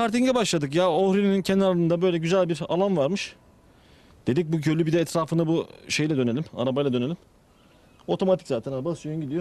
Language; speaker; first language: Turkish; native; Turkish